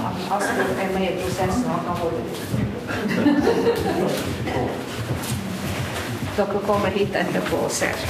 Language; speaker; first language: Norwegian; non-native, fluent; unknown